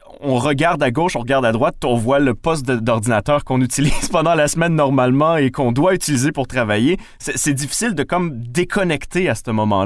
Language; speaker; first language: French; native; French